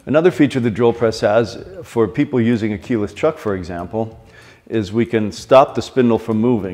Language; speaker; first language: English; native; English